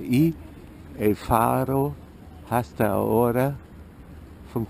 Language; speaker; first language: Spanish; non-native, fluent; German